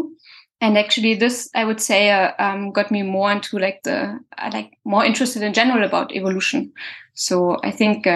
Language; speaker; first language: English; non-native, fluent; German